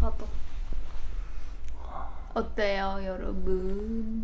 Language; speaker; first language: Korean; non-native, fluent; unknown